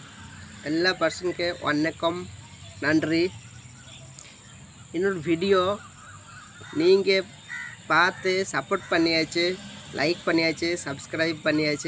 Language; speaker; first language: Tamil; non-native, learner; Bangla